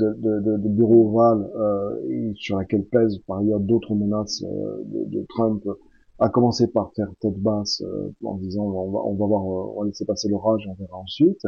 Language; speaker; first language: French; native; French